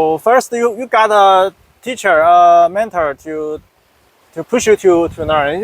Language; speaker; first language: English; non-native, fluent; Chinese